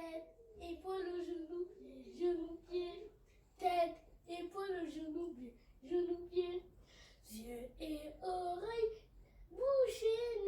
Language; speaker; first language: French; early bilingual, other home language; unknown